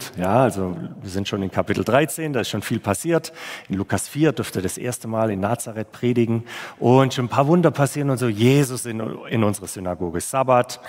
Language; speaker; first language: German; native; German